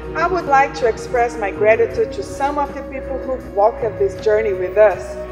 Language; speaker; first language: English; non-native, fluent; Portuguese